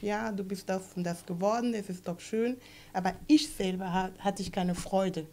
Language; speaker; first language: German; non-native, fluent; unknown